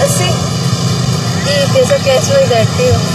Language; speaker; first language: Spanish; early bilingual, heritage; Spanish